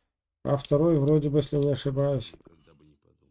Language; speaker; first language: Russian; native; Russian